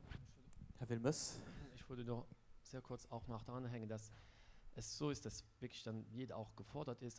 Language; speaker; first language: German; non-native, local second language; Luxembourgish